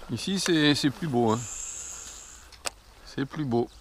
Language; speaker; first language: French; native; French